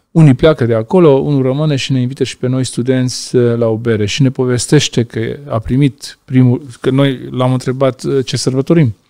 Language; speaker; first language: Romanian; non-native, local second language; Hungarian